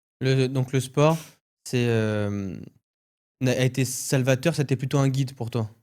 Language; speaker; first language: French; native; French